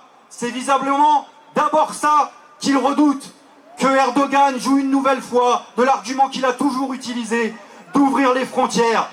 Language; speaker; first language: French; native; French